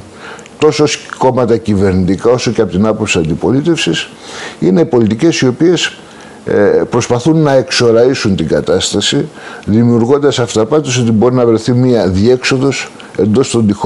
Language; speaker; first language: Greek; native; Greek